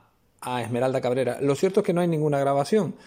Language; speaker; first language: Spanish; native; Spanish